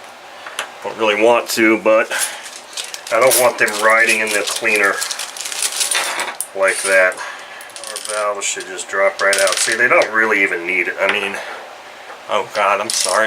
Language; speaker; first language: English; native; English